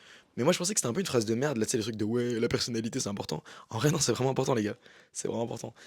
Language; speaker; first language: French; native; French